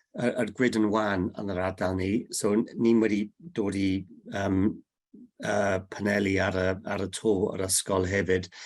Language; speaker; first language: Welsh; non-native, learner; English